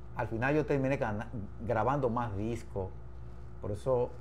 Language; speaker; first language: Spanish; native; Spanish